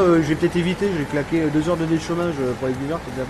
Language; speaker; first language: French; native; French